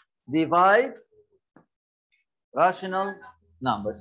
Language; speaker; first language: English; non-native, fluent; Arabic